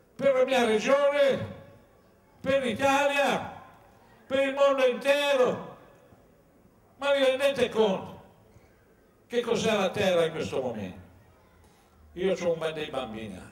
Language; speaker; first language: Italian; native; Italian